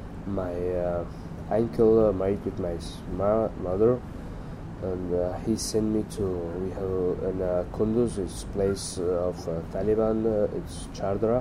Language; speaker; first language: English; non-native, learner; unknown